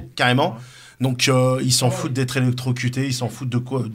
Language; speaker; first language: French; native; French